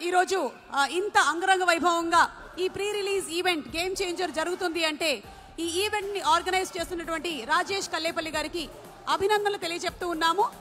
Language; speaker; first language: Telugu; native; Telugu